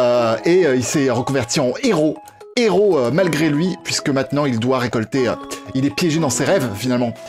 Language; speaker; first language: French; native; French